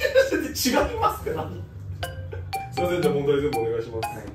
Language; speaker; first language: Japanese; native; Japanese